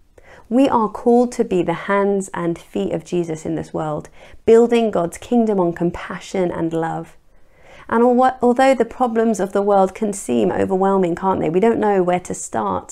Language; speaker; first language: English; native; English